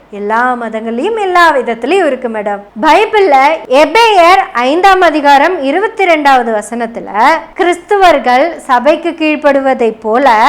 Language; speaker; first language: Tamil; non-native, local second language; Malayalam